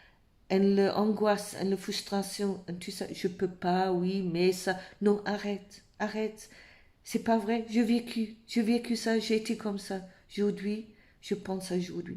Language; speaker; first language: French; non-native, fluent; English